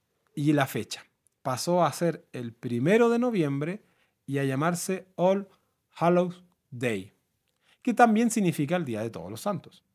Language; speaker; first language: Spanish; native; Spanish